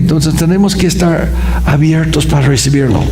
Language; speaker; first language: Spanish; non-native, fluent; English